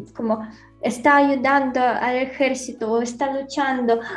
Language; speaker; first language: Spanish; non-native, learner; Ukrainian